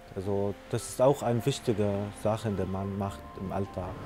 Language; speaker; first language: German; non-native, learner; Arabic